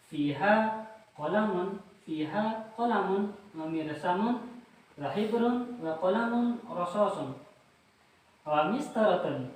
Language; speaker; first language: Arabic; non-native, learner; Indonesian